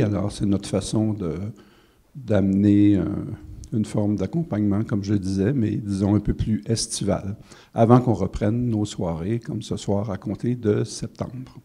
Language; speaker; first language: French; native; French